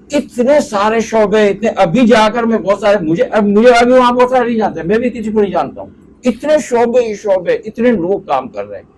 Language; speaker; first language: Urdu; non-native, local second language; Pashto